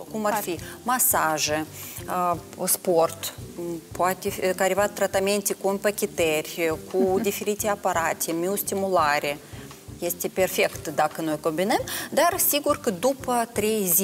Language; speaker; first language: Romanian; non-native, local second language; Russian